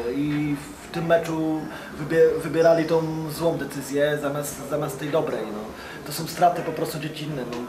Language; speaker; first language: Polish; non-native, fluent; Serbian